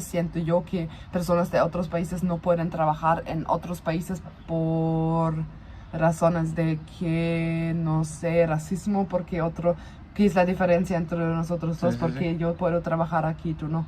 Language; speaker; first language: Spanish; non-native, fluent; German